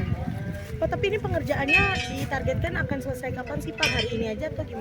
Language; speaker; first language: Indonesian; native; Indonesian